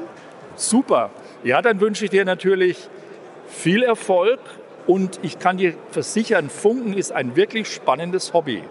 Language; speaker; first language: German; native; German